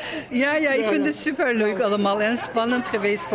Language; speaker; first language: Dutch; non-native, local second language; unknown